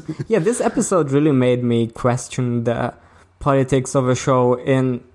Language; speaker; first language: English; early bilingual, other home language; Hungarian